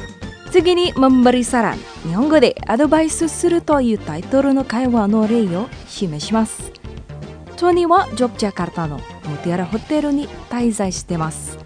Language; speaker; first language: Japanese; non-native, fluent; Indonesian